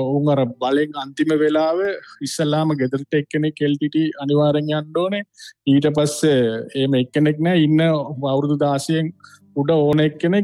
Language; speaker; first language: Sinhala; non-native, local second language; Tamil